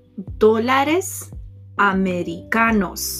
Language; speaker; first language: Spanish; non-native, fluent; English